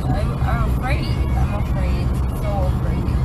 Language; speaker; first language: English; non-native, learner; Korean